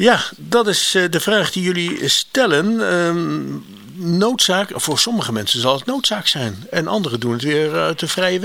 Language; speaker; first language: Dutch; native; Dutch